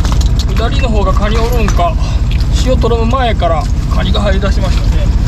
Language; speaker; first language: Japanese; native; Japanese